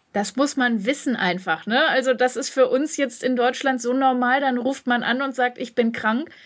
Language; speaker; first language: German; native; German